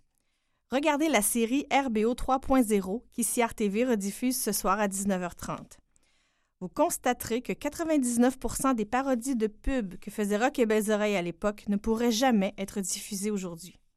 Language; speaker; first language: French; native; French